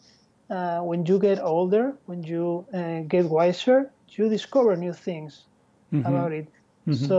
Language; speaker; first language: English; non-native, fluent; Spanish